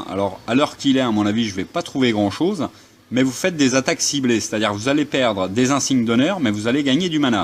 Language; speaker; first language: French; native; French